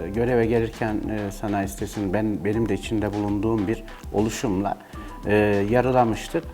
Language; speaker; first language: Turkish; native; Turkish